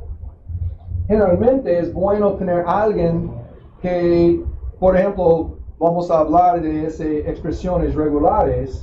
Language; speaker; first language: Spanish; non-native, fluent; English